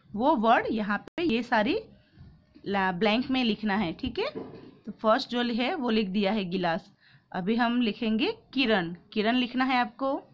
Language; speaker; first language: Hindi; non-native, local second language; Gujarati